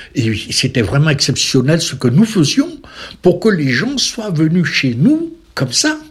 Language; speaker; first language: French; native; French